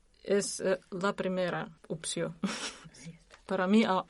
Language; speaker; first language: Catalan; non-native, learner; Russian